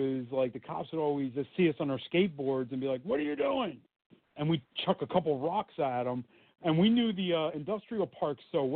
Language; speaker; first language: English; native; English